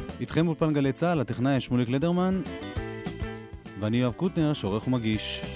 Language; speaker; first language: Hebrew; native; Hebrew